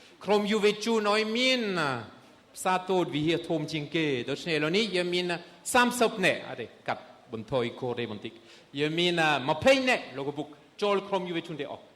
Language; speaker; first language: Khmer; non-native, fluent; French